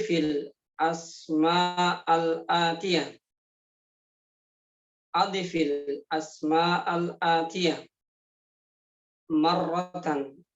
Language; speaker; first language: Arabic; non-native, fluent; Indonesian